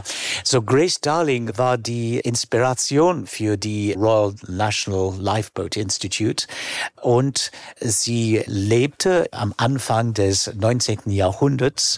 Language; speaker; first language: German; non-native, fluent; English